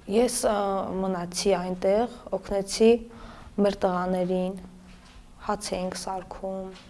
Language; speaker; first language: Armenian; native; Armenian